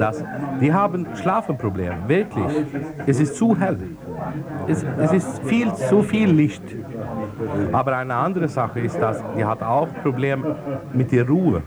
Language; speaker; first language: German; non-native, learner; Swedish